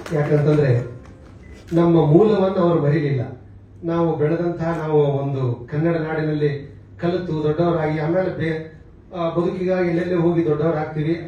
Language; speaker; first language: Kannada; native; Kannada